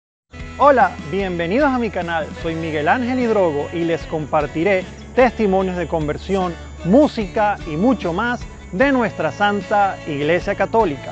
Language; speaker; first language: Spanish; native; Spanish